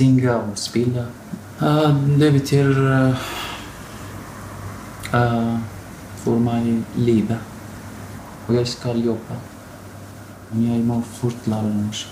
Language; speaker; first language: Norwegian; non-native, learner; Kurdish